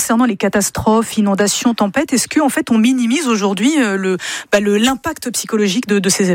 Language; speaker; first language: French; native; French